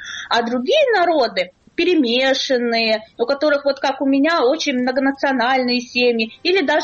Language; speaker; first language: Russian; native; Russian